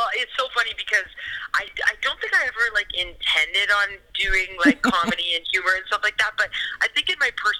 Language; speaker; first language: English; native; English